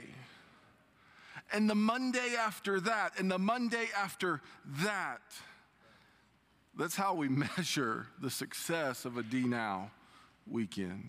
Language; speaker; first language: English; native; English